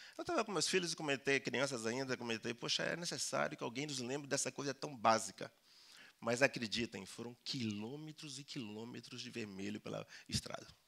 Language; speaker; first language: Portuguese; early bilingual, other home language; Spanish